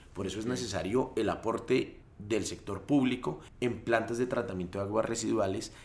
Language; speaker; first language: Spanish; native; Spanish